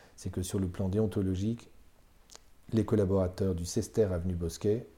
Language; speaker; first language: French; native; French